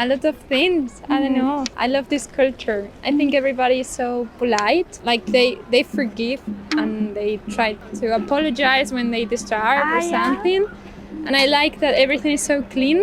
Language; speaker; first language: English; non-native, fluent; Spanish